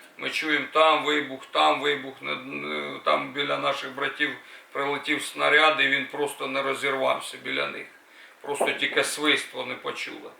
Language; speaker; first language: Ukrainian; native; Ukrainian